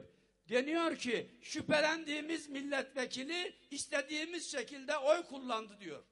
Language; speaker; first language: Turkish; native; Turkish